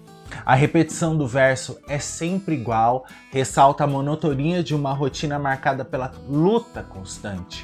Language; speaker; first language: Portuguese; native; Portuguese